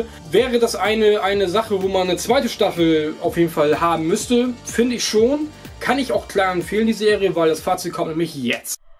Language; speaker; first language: German; native; German